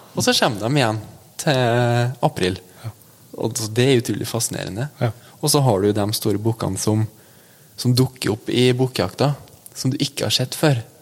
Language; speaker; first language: Norwegian; native; Norwegian